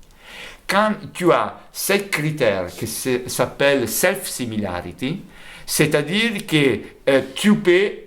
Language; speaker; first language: French; non-native, fluent; Italian